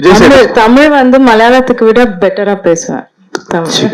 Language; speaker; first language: Tamil; non-native, local second language; Malayalam